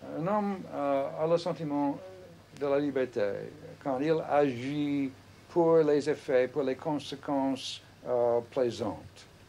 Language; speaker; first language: French; non-native, fluent; English